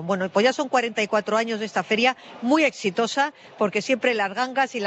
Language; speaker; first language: Spanish; native; Spanish